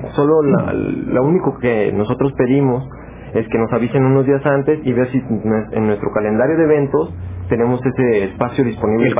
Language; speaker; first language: Spanish; native; Spanish